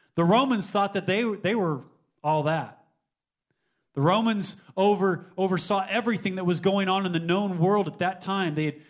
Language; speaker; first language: English; native; English